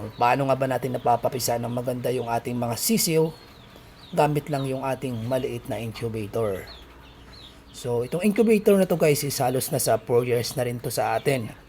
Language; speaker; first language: Filipino; non-native, local second language; Aklanon